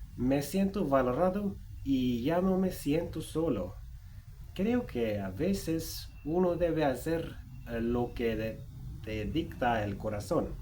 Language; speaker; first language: Spanish; non-native, fluent; Swedish